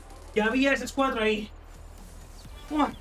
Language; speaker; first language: Spanish; non-native, learner; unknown